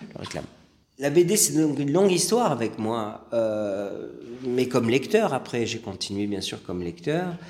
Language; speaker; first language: French; native; French